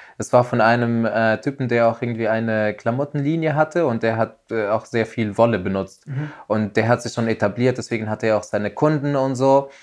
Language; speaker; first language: German; non-native, fluent; Arabic